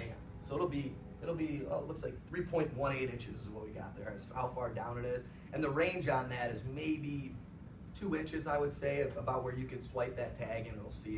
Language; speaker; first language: English; native; English